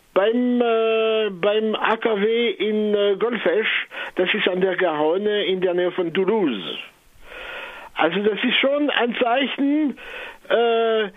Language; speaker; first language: German; non-native, local second language; French